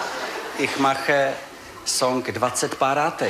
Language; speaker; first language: German; non-native, learner; Czech